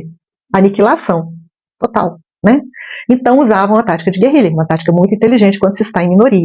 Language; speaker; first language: Portuguese; native; Portuguese